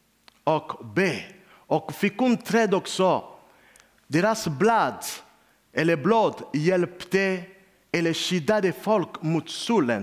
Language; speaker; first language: Swedish; non-native, learner; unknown